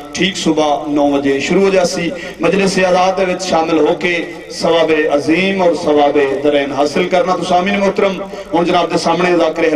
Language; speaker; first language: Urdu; non-native, local second language; Punjabi